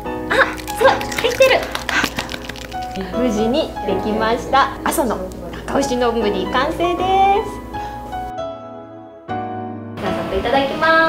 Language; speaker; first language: Japanese; native; Japanese